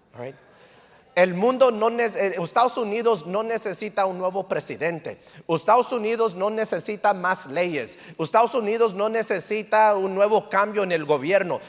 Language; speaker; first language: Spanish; early bilingual, heritage; English